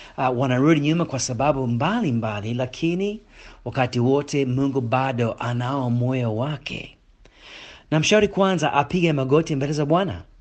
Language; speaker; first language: Swahili; non-native, fluent; English